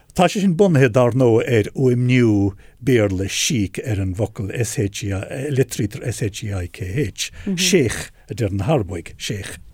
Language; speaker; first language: Irish; native; Irish